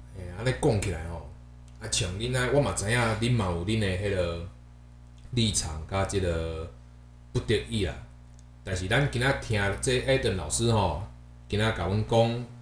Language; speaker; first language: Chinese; native; Chinese